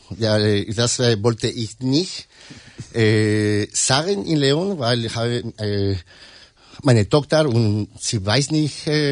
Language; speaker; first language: German; non-native, learner; Spanish